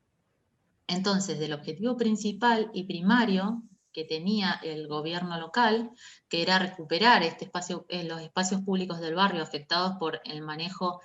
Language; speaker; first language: Spanish; native; Spanish